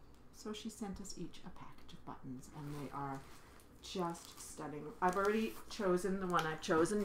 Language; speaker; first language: English; native; English